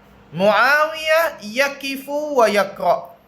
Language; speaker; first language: Arabic; non-native, fluent; Indonesian